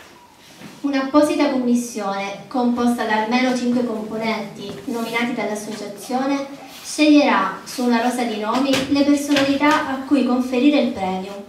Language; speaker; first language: Italian; native; Italian